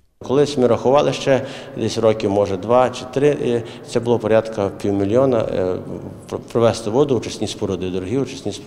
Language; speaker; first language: Ukrainian; native; Ukrainian